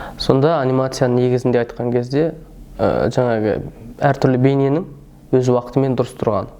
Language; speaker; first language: Kazakh; early bilingual, heritage; Kazakh